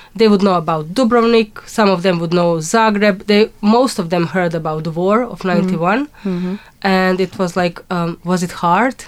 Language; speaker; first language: English; non-native, fluent; Croatian